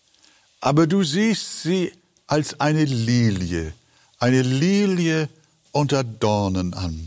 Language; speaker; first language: German; native; German